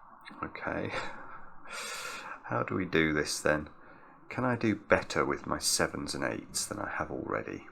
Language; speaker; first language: English; native; English